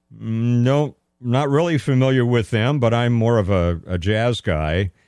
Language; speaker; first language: English; native; English